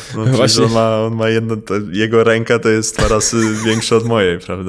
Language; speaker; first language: Polish; early bilingual, heritage; Polish